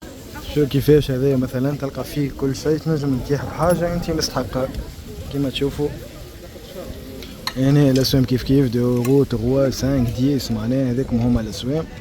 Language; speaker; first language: Arabic; native; Arabic